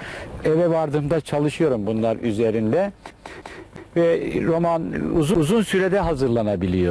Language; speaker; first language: Turkish; native; Turkish